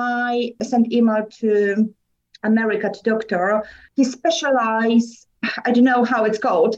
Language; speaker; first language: English; non-native, learner; Polish